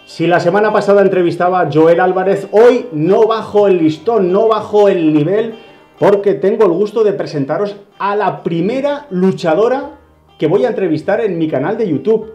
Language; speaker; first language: Spanish; native; Spanish